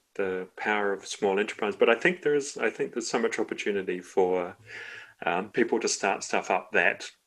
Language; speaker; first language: English; native; English